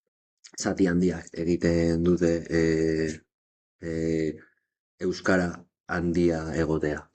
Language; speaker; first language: Basque; non-native, learner; Spanish